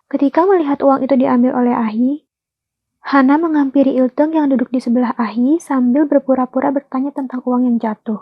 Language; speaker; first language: Indonesian; native; Indonesian